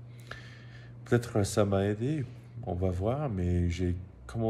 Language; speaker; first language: French; non-native, learner; English